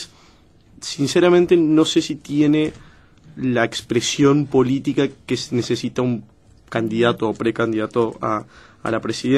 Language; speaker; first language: Spanish; native; Spanish